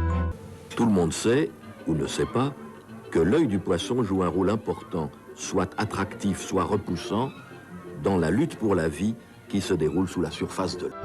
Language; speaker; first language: French; native; French